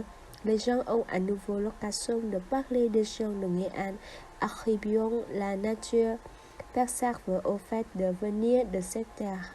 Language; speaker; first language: French; non-native, fluent; Vietnamese